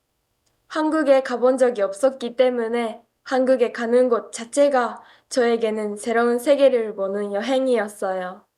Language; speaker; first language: Korean; non-native, fluent; Japanese